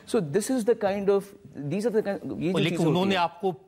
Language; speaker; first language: Hindi; native; Hindi